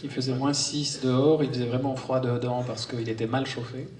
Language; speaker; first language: French; native; French